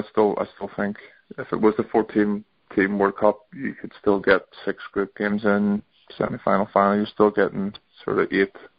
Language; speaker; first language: English; native; English